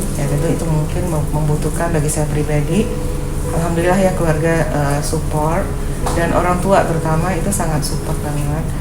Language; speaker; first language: Indonesian; non-native, local second language; Minangkabau